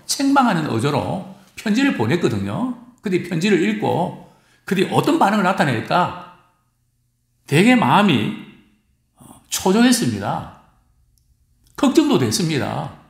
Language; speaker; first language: Korean; native; Korean